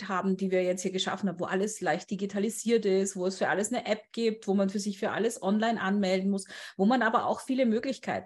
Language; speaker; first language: German; native; German